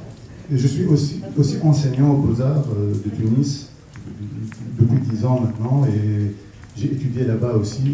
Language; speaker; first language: French; non-native, local second language; Arabic